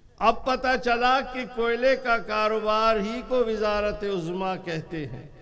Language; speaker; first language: Urdu; non-native, local second language; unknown